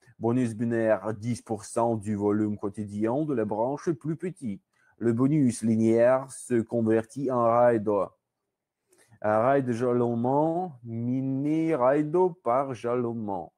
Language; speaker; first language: French; non-native, learner; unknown